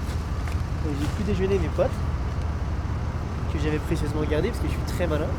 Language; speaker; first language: French; native; French